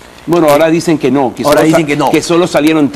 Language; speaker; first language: Spanish; native; Spanish